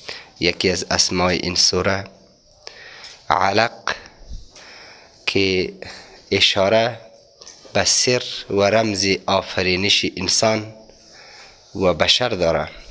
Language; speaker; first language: Persian; native; Persian